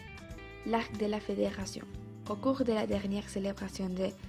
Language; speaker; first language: French; non-native, learner; Spanish